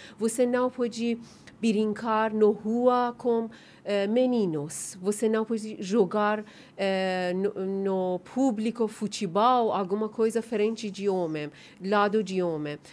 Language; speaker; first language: Portuguese; non-native, learner; Persian